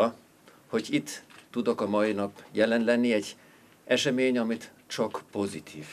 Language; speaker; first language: Hungarian; non-native, fluent; German